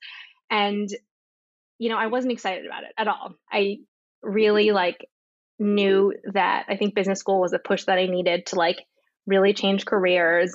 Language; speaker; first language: English; native; English